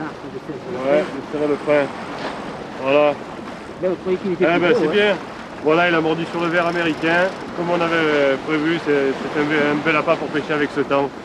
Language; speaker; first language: French; native; French